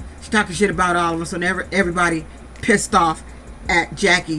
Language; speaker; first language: English; native; English